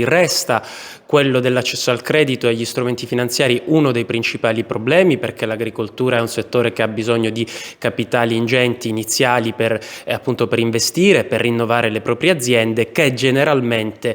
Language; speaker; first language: Italian; native; Italian